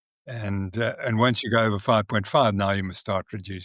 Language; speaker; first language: English; native; English